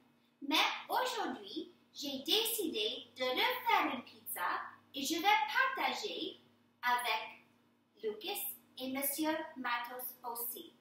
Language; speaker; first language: French; non-native, fluent; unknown